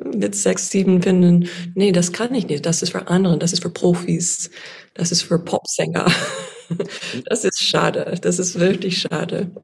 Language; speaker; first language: German; non-native, fluent; English